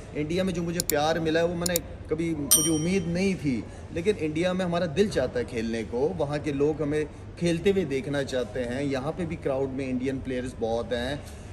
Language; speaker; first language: Urdu; non-native, local second language; Pashto